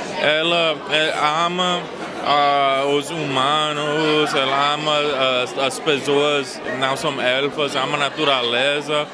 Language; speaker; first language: Portuguese; non-native, learner; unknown